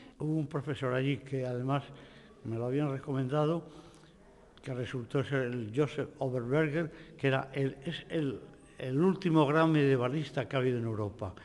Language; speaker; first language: Spanish; native; Spanish